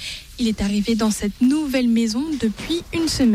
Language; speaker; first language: French; native; French